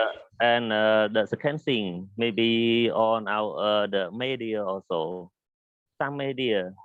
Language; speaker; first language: English; non-native, learner; Khmer